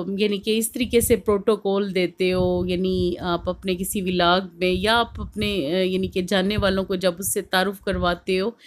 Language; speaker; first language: Hindi; native; Hindi